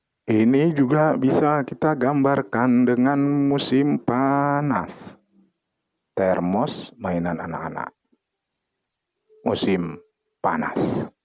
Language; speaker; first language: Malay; non-native, local second language; Achinese